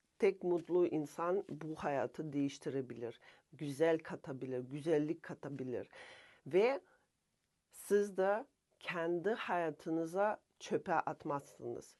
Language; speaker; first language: Turkish; non-native, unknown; Russian